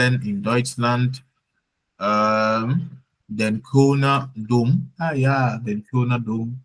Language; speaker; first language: German; non-native, learner; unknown